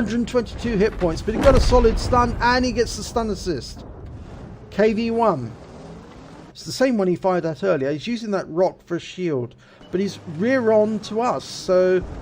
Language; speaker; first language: English; native; English